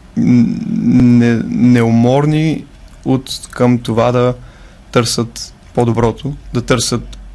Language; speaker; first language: Bulgarian; native; Bulgarian